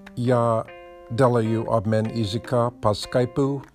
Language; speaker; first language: Russian; non-native, learner; English